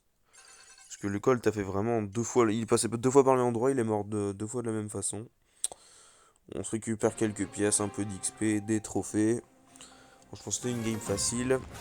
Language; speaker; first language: French; native; French